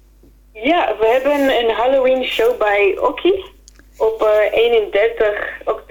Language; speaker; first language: Dutch; non-native, fluent; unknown